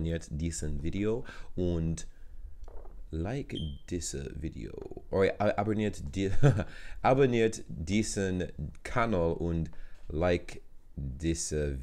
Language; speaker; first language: German; non-native, learner; English